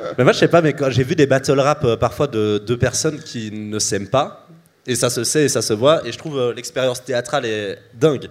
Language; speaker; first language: French; native; French